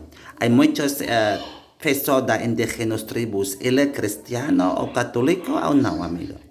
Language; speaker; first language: Portuguese; non-native, learner; Indonesian